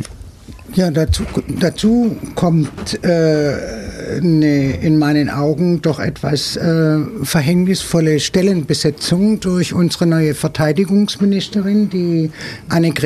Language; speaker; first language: German; native; German